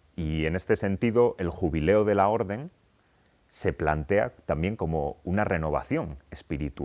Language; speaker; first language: Spanish; native; Spanish